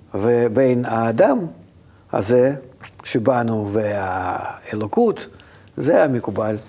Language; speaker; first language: Hebrew; non-native, fluent; Russian